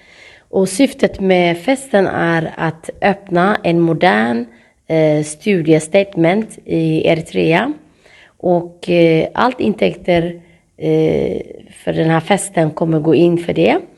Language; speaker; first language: Swedish; non-native, fluent; Tigrinya